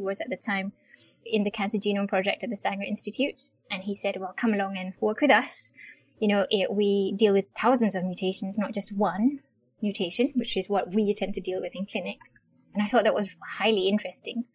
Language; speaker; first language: English; non-native, local second language; Malay